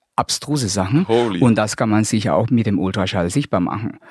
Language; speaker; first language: German; non-native, fluent; Spanish